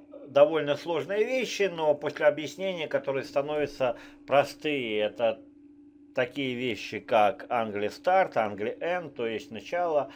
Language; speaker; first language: Russian; native; Russian